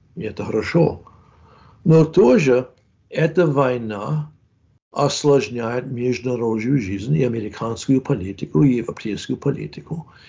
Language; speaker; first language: Russian; non-native, fluent; English